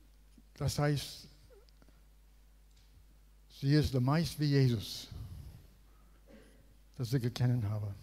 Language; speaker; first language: German; non-native, learner; English